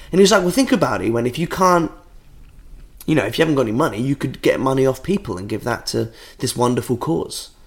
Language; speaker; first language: English; native; English